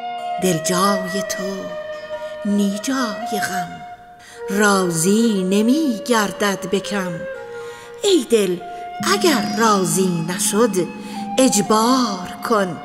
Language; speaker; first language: Persian; native; Persian